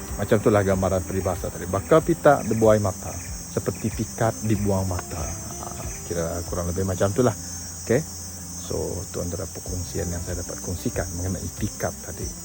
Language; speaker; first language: Malay; non-native, local second language; Iban